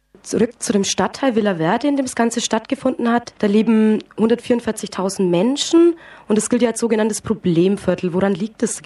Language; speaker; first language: German; native; German